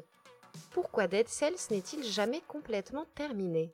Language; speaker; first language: French; native; French